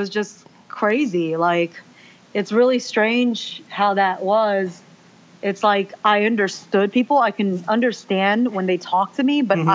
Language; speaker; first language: English; early bilingual, other home language; Chinese